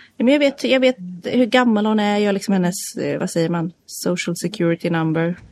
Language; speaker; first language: Swedish; native; Swedish